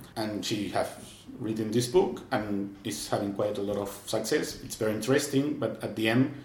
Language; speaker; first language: English; non-native, fluent; Spanish